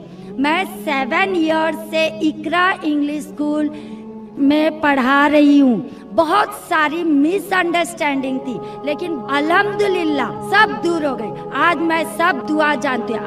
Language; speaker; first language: Hindi; non-native, local second language; Marathi